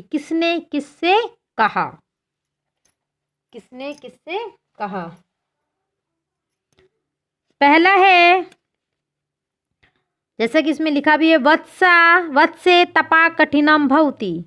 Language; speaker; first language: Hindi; native; Hindi